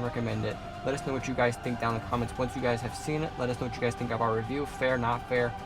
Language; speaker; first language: English; native; English